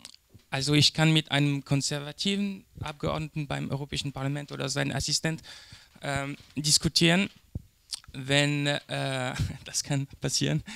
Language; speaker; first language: German; non-native, learner; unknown